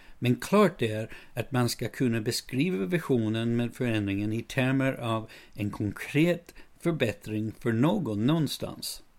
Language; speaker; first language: Swedish; non-native, fluent; English